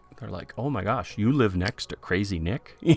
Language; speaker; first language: English; native; English